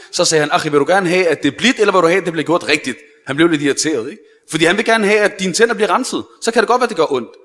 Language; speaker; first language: Danish; early bilingual, other home language; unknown